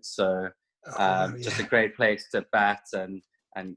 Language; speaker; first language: English; native; English